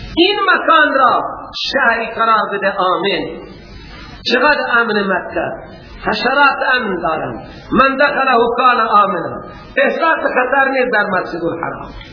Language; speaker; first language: Persian; native; Persian